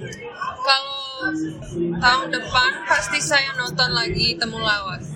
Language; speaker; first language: Indonesian; early bilingual, heritage; Indonesian